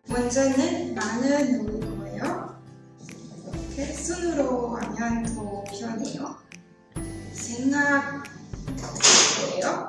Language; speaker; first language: Korean; non-native, learner; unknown